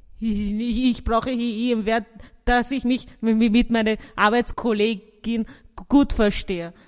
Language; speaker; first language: German; early bilingual, other home language; Persian